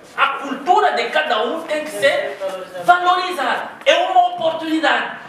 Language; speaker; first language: Portuguese; non-native, local second language; Kongo